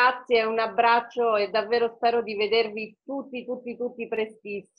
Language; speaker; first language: Italian; native; Italian